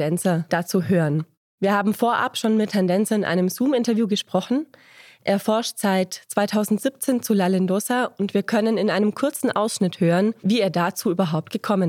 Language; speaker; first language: German; native; German